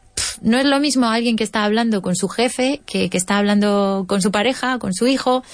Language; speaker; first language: English; non-native, fluent; Spanish